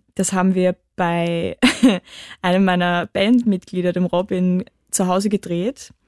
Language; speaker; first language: German; native; German